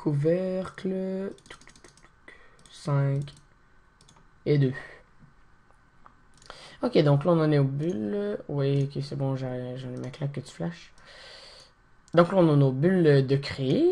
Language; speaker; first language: French; native; French